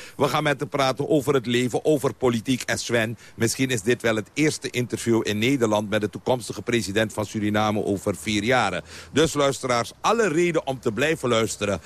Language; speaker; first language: Dutch; non-native, local second language; Caribbean Hindustani